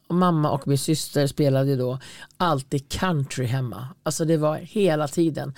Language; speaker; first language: Swedish; native; Swedish